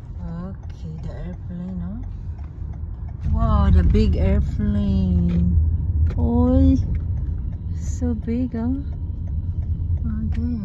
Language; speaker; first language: English; non-native, learner; Filipino